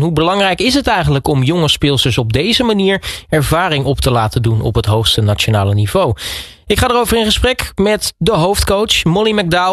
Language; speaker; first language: Dutch; native; Dutch